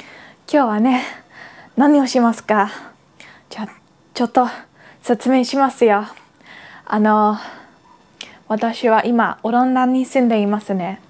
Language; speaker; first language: Japanese; non-native, learner; Dutch